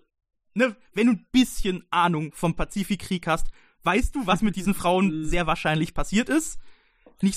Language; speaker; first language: German; native; German